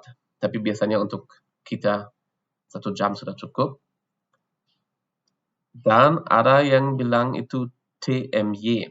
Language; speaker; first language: Indonesian; non-native, fluent; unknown